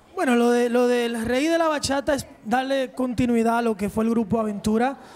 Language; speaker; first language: Spanish; early bilingual, heritage; Spanish